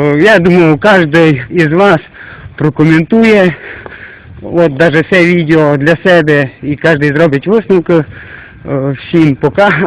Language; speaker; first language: Ukrainian; native; Ukrainian